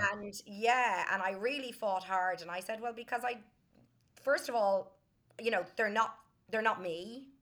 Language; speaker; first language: English; native; English